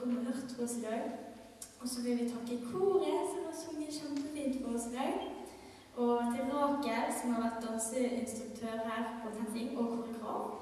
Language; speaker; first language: Norwegian; native; Norwegian